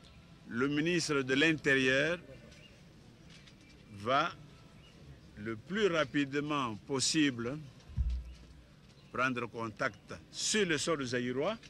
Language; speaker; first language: French; non-native, local second language; Luba-Lulua